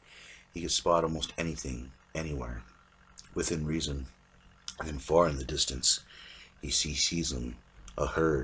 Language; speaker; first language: English; native; English